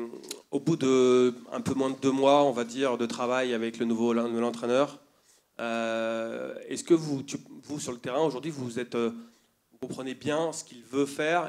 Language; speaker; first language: French; native; French